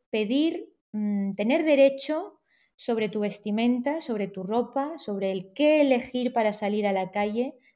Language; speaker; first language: Spanish; native; Spanish